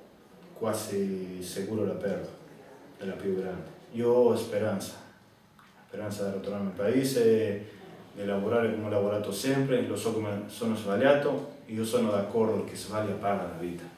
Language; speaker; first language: Italian; non-native, learner; Spanish